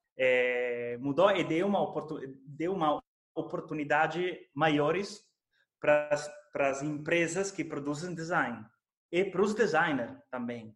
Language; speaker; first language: Portuguese; non-native, fluent; Italian